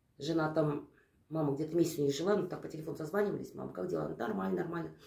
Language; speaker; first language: Russian; native; Russian